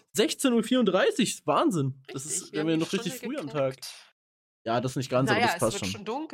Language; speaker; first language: German; native; German